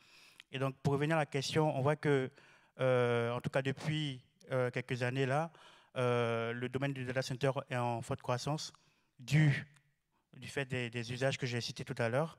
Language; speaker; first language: French; native; French